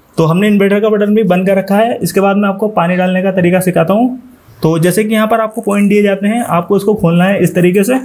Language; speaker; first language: Hindi; native; Hindi